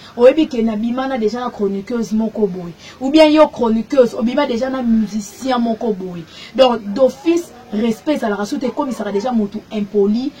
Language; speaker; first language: Lingala; native; Lingala